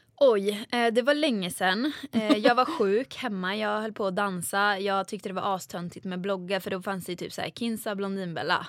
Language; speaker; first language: Swedish; native; Swedish